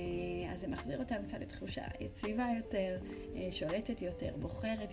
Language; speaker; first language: Hebrew; native; Hebrew